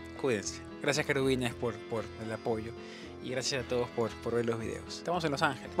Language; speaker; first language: Spanish; native; Spanish